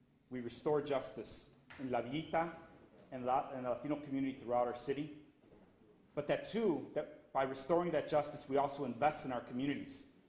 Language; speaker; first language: English; early bilingual, other home language; Spanish